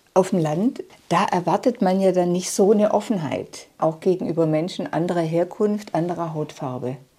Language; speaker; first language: German; native; German